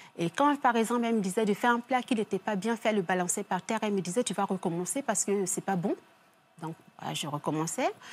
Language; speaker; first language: French; early bilingual, other home language; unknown